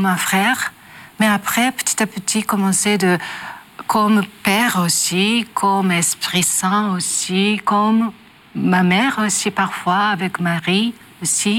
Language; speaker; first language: French; non-native, learner; Japanese